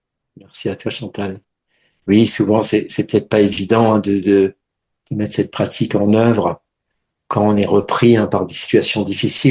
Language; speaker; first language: French; native; French